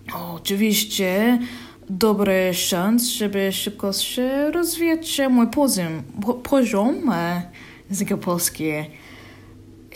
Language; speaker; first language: Polish; non-native, learner; English